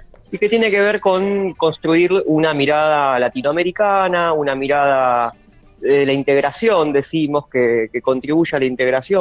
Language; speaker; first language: Spanish; native; Spanish